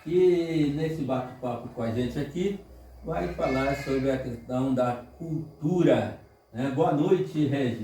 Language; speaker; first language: Portuguese; native; Portuguese